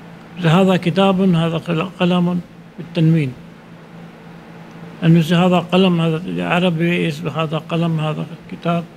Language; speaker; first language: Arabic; non-native, fluent; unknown